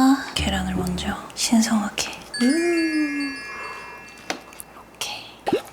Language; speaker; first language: Korean; native; Korean